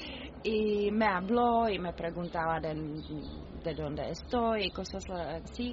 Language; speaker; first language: Spanish; non-native, learner; Czech